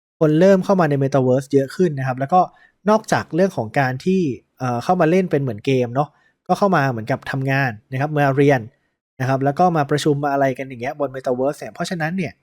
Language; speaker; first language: Thai; native; Thai